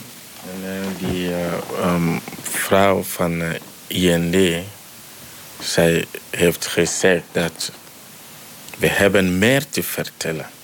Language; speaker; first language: Dutch; non-native, learner; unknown